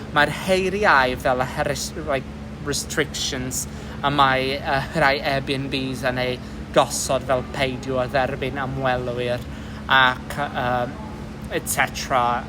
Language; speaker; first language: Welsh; non-native, learner; English